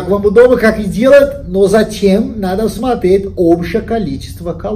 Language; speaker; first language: Russian; non-native, learner; Portuguese